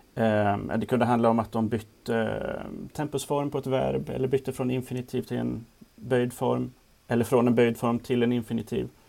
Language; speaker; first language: Swedish; native; Swedish